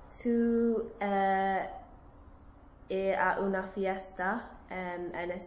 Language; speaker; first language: Spanish; non-native, learner; English